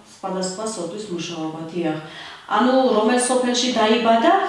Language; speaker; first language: Georgian; non-native, local second language; Armenian